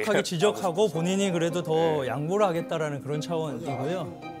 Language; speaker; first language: Korean; native; Korean